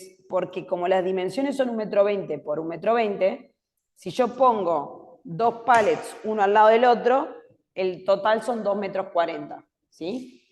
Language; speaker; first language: Spanish; native; Spanish